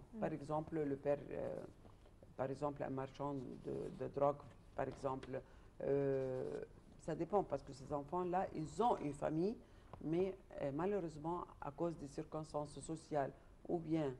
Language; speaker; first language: French; non-native, fluent; Arabic